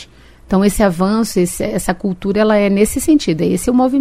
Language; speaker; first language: Portuguese; native; Portuguese